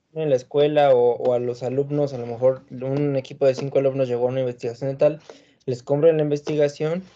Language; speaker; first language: Spanish; native; Spanish